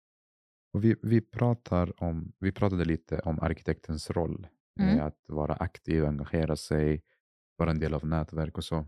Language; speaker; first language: Swedish; non-native, fluent; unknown